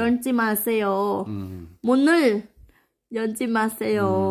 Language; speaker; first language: Korean; non-native, fluent; Thai